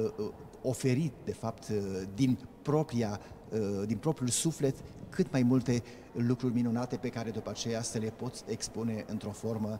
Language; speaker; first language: Romanian; native; Romanian